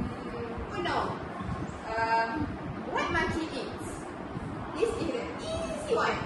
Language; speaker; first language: English; non-native, learner; Malay